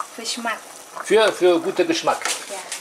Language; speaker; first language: German; non-native, learner; Thai